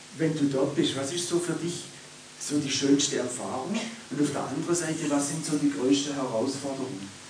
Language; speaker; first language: German; native; German